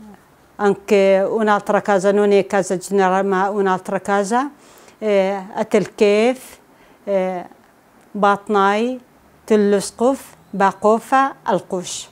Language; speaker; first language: Italian; non-native, fluent; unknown